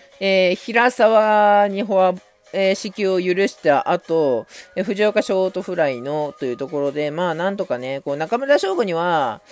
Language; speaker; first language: Japanese; native; Japanese